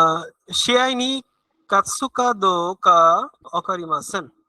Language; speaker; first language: Japanese; non-native, learner; Bangla